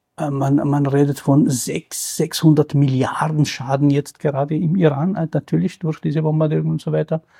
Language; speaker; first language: German; non-native, fluent; Kurdish